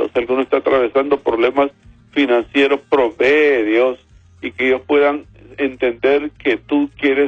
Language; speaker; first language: Spanish; native; Spanish